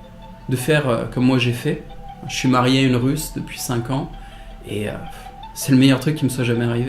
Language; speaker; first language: French; native; French